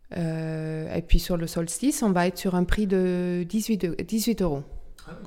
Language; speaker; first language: French; non-native, local second language; Swiss German